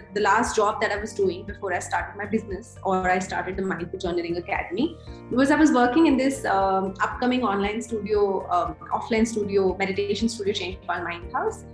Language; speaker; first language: English; non-native, local second language; Hindi